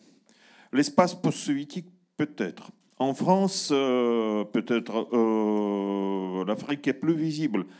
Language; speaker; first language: French; non-native, learner; Russian